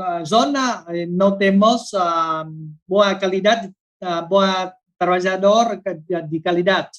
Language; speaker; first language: Spanish; non-native, learner; Vietnamese